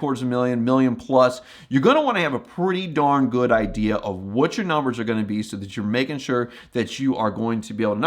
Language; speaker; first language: English; native; English